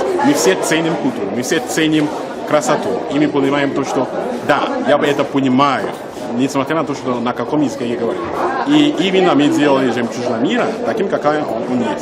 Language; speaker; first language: Russian; non-native, fluent; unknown